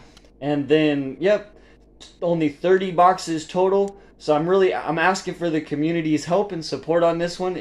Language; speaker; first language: English; native; English